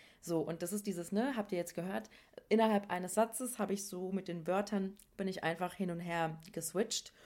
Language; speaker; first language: German; native; German